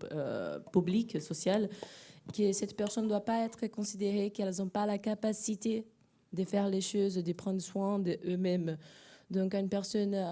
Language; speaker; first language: French; non-native, fluent; Portuguese